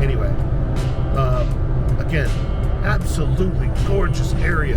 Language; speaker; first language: English; native; English